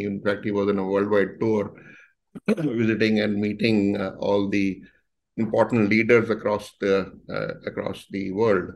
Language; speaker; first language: English; non-native, local second language; Hindi